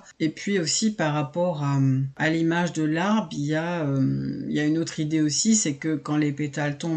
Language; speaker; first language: French; native; French